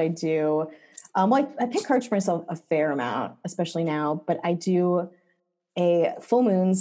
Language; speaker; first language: English; native; English